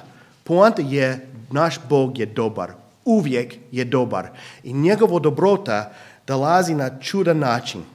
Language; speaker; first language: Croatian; non-native, fluent; English